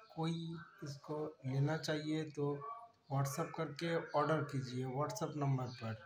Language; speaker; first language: Hindi; non-native, local second language; Bangla